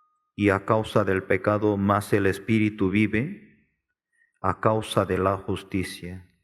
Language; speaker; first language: Spanish; non-native, learner; Korean